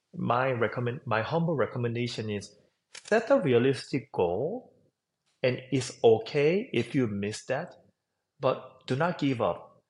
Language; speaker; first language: English; non-native, fluent; Korean